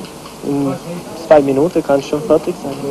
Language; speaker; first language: German; non-native, learner; Albanian